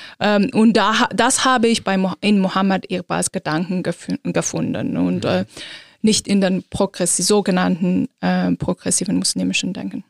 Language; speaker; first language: German; non-native, fluent; Azerbaijani